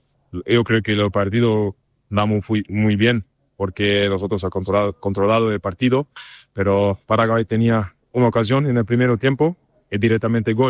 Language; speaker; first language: Spanish; non-native, learner; German